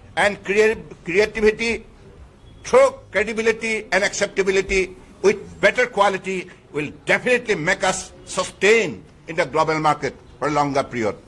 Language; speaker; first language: English; non-native, local second language; Assamese